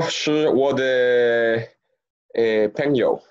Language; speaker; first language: Chinese; non-native, learner; Spanish